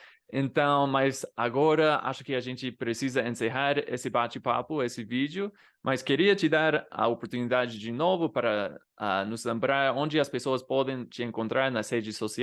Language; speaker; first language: Portuguese; non-native, fluent; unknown